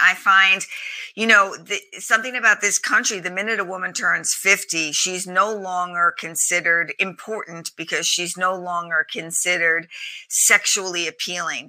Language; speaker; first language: English; native; English